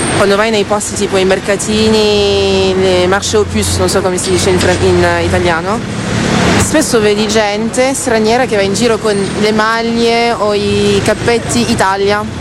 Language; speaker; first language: Italian; early bilingual, heritage; French